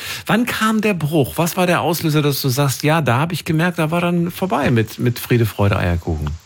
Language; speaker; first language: German; native; German